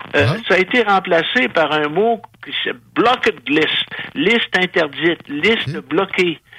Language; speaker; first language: French; native; French